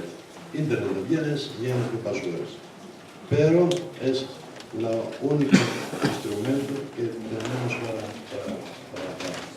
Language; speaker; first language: Spanish; non-native, learner; Greek